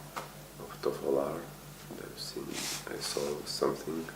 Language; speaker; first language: English; non-native, fluent; Lithuanian